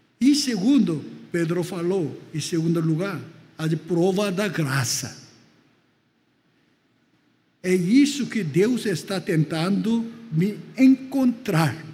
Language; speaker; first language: Portuguese; non-native, fluent; Korean